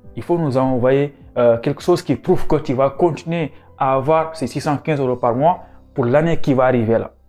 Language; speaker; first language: French; non-native, local second language; Wolof